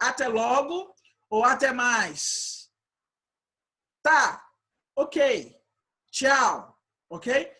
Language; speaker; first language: Portuguese; non-native, fluent; Haitian Creole